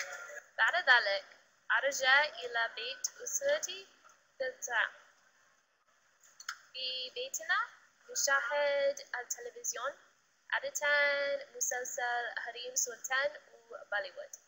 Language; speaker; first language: Arabic; non-native, learner; English